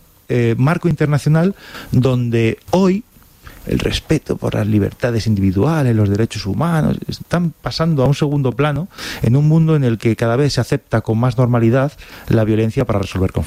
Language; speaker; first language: Spanish; native; Spanish